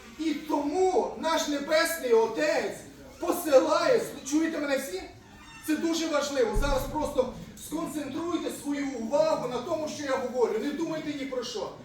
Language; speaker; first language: Ukrainian; native; Ukrainian